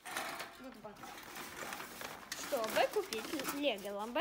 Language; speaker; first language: Russian; early bilingual, heritage; Russian